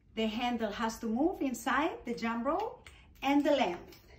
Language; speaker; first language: English; non-native, fluent; Spanish